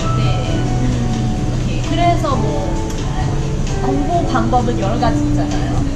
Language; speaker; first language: Korean; non-native, fluent; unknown